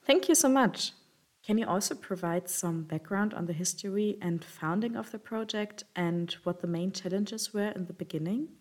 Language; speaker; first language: English; non-native, fluent; German